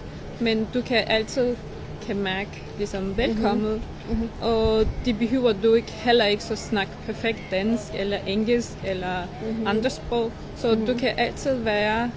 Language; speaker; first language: Danish; non-native, fluent; Turkish